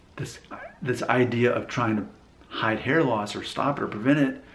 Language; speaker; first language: English; native; English